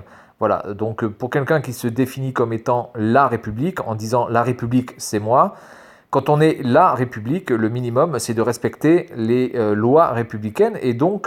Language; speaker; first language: French; native; French